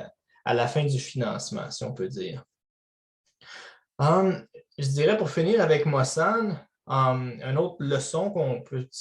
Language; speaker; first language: French; native; French